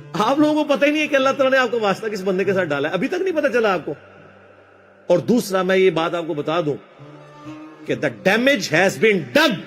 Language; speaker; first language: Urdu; non-native, local second language; Punjabi